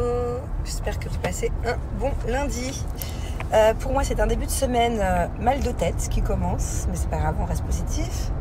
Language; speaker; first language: French; native; French